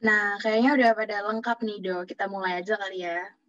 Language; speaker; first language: Indonesian; native; Indonesian